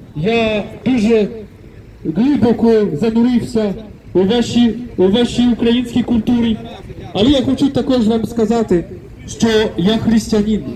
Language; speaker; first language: Ukrainian; non-native, fluent; French